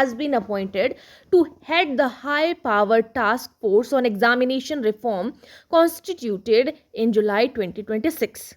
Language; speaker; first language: Hindi; native; Hindi